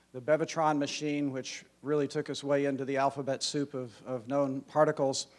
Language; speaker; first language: English; native; English